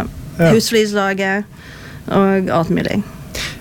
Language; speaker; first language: Norwegian; non-native, fluent; English